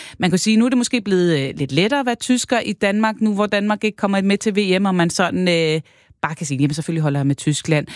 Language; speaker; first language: Danish; native; Danish